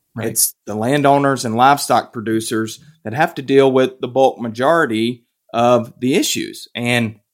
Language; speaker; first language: English; native; English